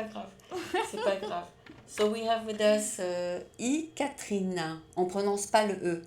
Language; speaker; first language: French; native; French